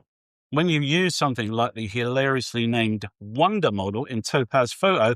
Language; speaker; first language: English; native; English